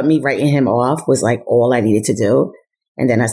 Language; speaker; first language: English; native; English